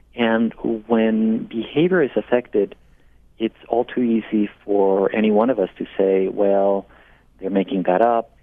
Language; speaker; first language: English; non-native, fluent; Spanish